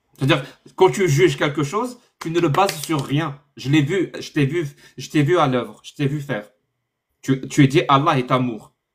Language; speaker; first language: French; non-native, local second language; Arabic